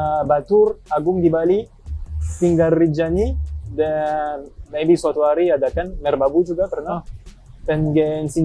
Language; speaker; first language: Indonesian; non-native, fluent; French